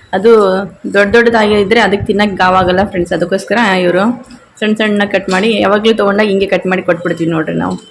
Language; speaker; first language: Kannada; non-native, local second language; Urdu